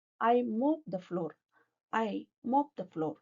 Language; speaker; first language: English; non-native, local second language; Kannada